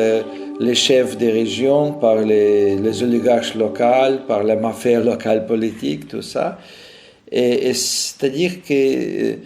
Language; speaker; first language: French; non-native, fluent; Russian